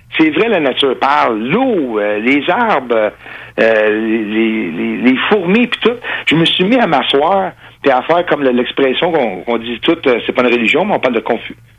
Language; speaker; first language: French; non-native, local second language; English